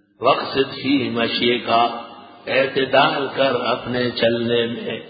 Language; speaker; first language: Urdu; non-native, local second language; Pashto